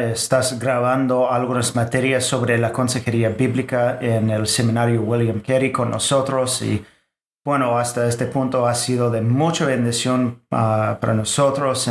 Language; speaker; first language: Spanish; non-native, fluent; English